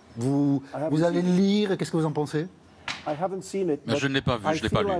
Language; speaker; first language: French; non-native, fluent; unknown